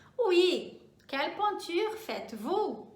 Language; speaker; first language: French; non-native, fluent; Portuguese